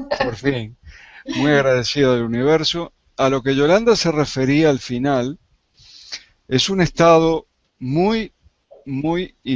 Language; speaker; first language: Spanish; native; Spanish